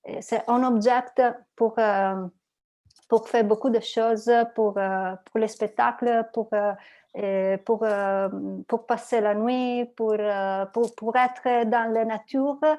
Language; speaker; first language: French; non-native, learner; Italian